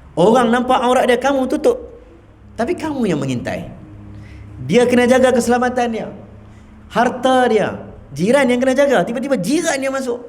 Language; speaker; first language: Malay; native; Malay